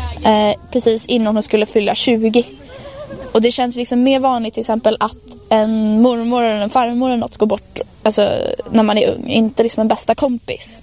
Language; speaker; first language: Swedish; native; Swedish